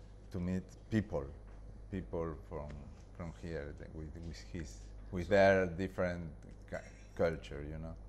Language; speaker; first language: English; non-native, learner; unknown